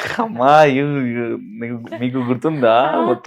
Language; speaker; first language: Telugu; non-native, learner; Hindi